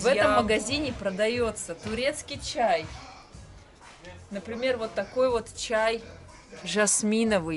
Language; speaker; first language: Russian; native; Russian